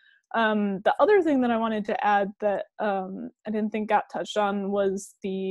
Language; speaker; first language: English; native; English